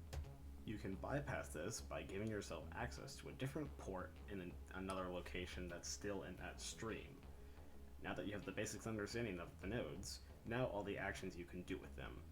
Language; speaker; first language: English; native; English